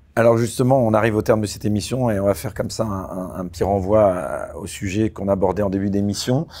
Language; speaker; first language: French; native; French